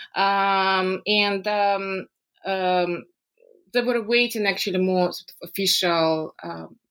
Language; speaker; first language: English; non-native, fluent; Russian